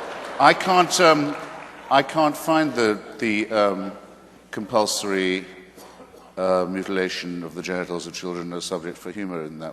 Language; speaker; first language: English; native; English